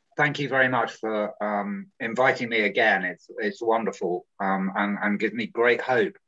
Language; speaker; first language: English; native; English